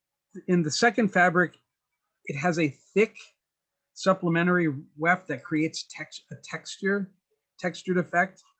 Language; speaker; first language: English; native; English